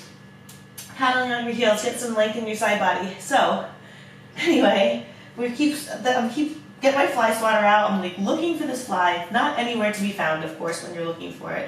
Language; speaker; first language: English; native; English